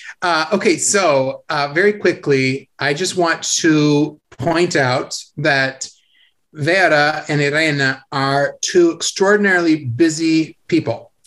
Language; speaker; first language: English; native; English